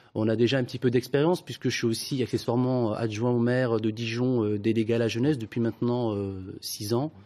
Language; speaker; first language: French; native; French